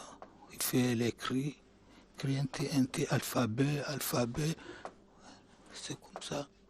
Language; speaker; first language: French; non-native, learner; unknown